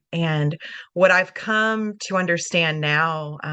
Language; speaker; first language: English; native; English